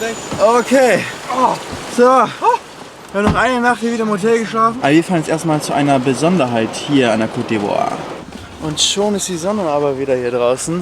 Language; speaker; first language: German; native; German